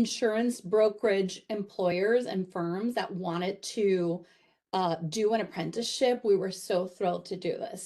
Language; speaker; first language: English; native; English